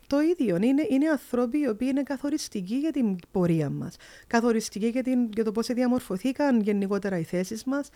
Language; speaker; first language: Greek; early bilingual, heritage; Greek